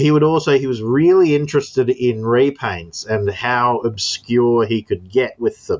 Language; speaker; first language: English; native; English